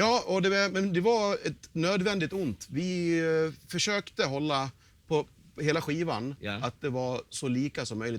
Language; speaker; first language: Swedish; native; Swedish